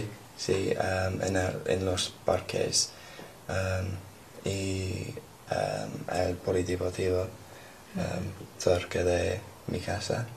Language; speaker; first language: Spanish; non-native, learner; English